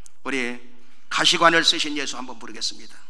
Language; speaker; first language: Korean; native; Korean